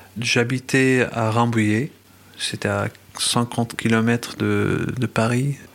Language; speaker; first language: French; non-native, fluent; Arabic